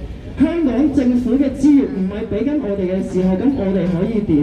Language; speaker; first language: Cantonese; native; Cantonese